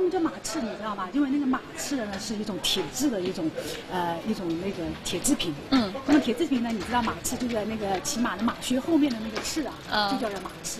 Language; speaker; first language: Chinese; native; Chinese